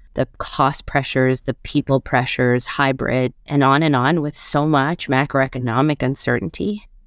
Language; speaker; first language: English; native; English